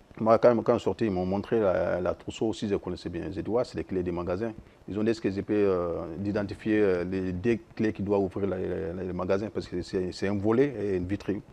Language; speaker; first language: French; non-native, local second language; Soninke